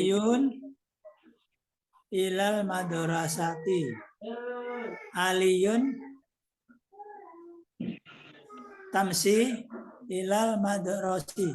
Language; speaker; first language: Arabic; non-native, learner; Indonesian